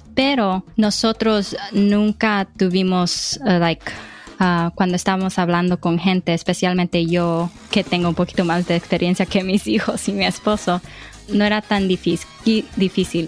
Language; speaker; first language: Spanish; early bilingual, heritage; Spanish